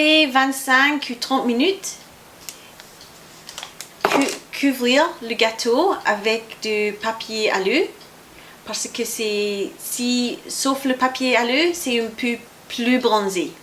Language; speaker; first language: French; non-native, learner; English